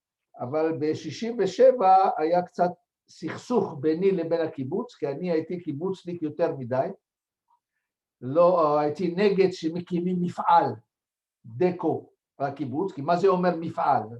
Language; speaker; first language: Hebrew; non-native, fluent; French